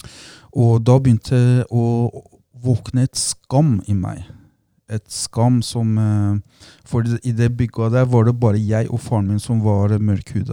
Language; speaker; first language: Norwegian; early bilingual, other home language; Persian